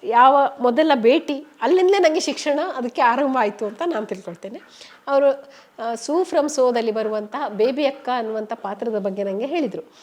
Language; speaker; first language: Kannada; non-native, local second language; Tulu